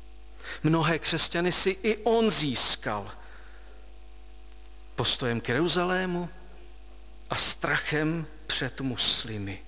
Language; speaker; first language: Czech; native; Czech